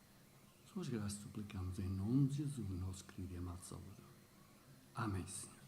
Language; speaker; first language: Portuguese; native; Portuguese